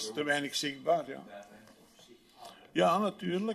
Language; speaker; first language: Dutch; native; Dutch